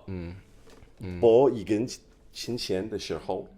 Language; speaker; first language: Chinese; non-native, fluent; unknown